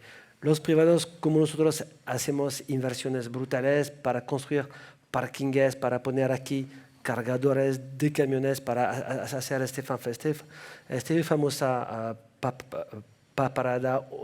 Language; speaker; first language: Spanish; non-native, fluent; French